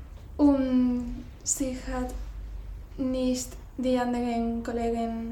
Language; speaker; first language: German; non-native, learner; Spanish